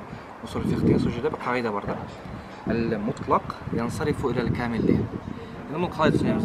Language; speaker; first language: Turkish; non-native, learner; Kazakh